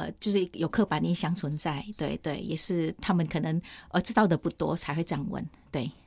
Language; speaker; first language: Chinese; early bilingual, heritage; Chinese